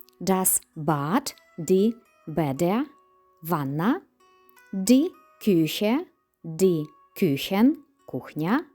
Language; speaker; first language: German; non-native, fluent; Ukrainian